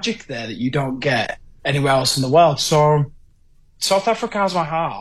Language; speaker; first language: English; native; English